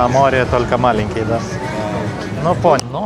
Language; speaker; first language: Russian; non-native, learner; Lithuanian